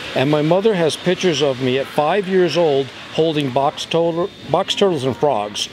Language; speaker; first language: English; native; English